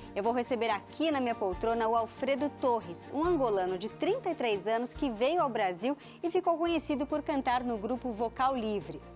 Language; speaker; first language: Portuguese; native; Portuguese